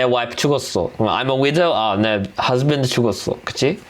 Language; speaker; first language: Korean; non-native, fluent; English